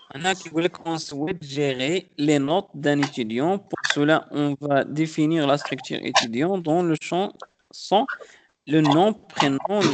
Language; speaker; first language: French; non-native, local second language; Arabic